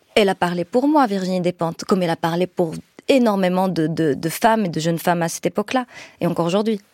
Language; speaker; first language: French; non-native, local second language; Arabic